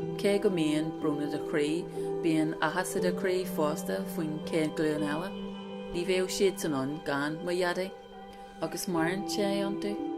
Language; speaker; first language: Irish; non-native, local second language; English